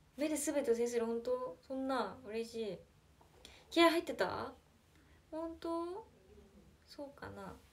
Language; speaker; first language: Japanese; native; Japanese